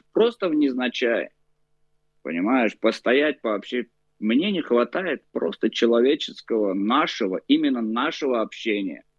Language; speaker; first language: Russian; native; Russian